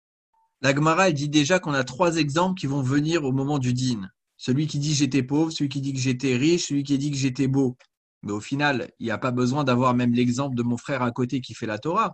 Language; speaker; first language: French; native; French